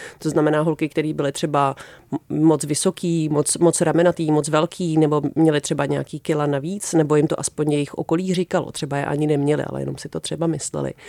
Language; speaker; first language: Czech; native; Czech